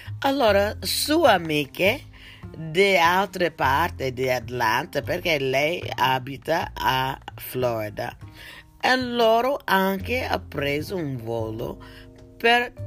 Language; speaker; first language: Italian; non-native, learner; English